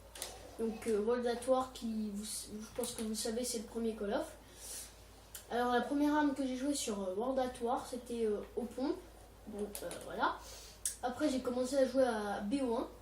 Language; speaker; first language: French; native; French